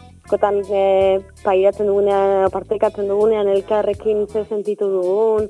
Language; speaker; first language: Basque; native; Basque